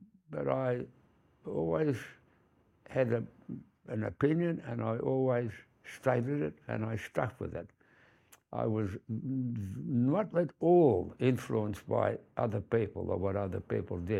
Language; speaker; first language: English; native; English